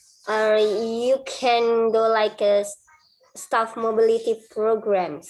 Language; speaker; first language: English; non-native, fluent; Indonesian